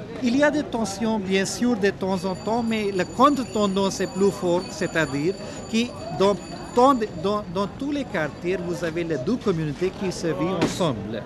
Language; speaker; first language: French; non-native, fluent; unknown